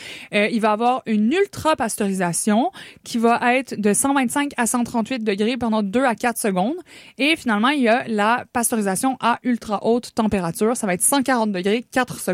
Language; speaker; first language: French; native; French